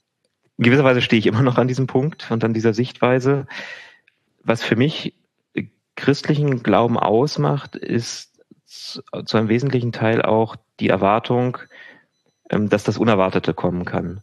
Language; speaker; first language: German; native; German